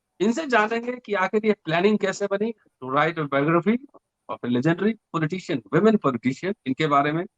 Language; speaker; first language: Hindi; native; Hindi